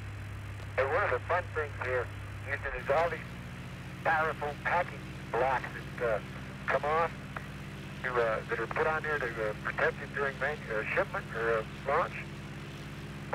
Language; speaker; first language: English; native; English